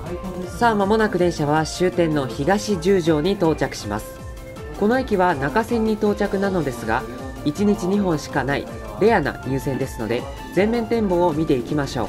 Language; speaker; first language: Japanese; native; Japanese